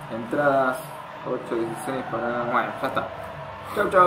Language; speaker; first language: Spanish; native; Spanish